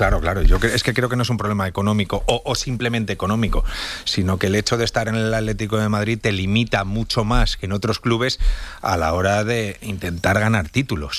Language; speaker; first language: Spanish; native; Spanish